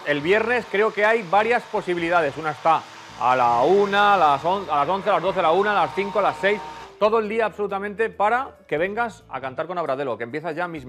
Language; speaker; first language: Spanish; native; Spanish